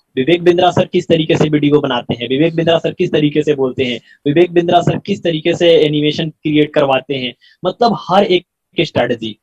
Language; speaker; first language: Hindi; native; Hindi